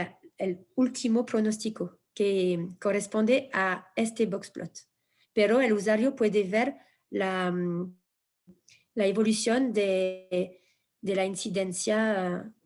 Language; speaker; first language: Spanish; non-native, fluent; French